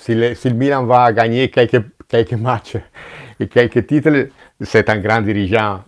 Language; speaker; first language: French; non-native, fluent; Italian